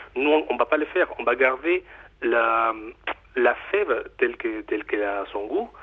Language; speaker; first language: French; non-native, fluent; Spanish